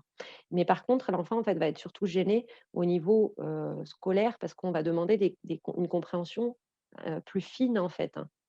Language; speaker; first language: French; native; French